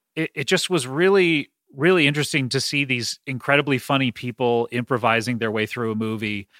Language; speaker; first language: English; native; English